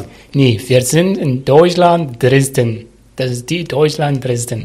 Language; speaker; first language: German; non-native, learner; Arabic